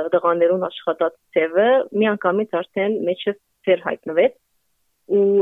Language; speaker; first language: Armenian; early bilingual, heritage; Armenian